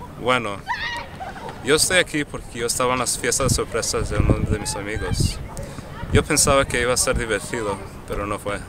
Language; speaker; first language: Spanish; non-native, learner; English